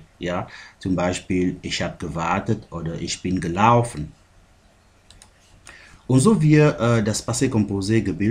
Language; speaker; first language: German; non-native, fluent; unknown